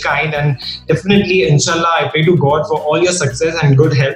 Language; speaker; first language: English; non-native, local second language; Hindi